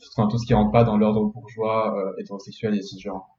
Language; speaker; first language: French; non-native, local second language; Arabic